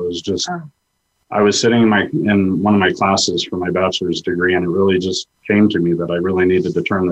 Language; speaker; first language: English; native; English